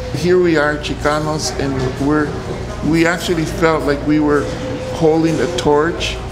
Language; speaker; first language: English; early bilingual, other home language; Spanish